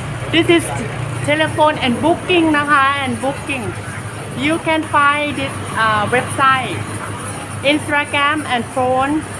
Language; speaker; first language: English; non-native, learner; Thai